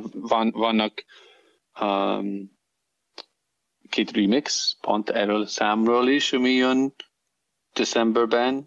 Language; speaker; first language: Hungarian; non-native, fluent; English